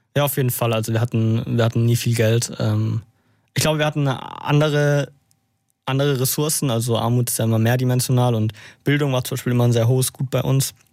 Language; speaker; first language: German; native; German